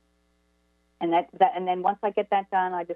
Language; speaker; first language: English; native; English